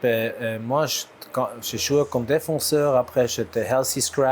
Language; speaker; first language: French; non-native, local second language; German